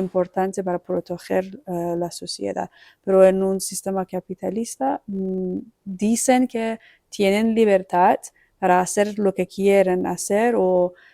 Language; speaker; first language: Spanish; non-native, fluent; Persian